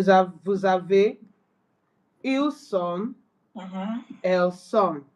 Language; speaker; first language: French; non-native, learner; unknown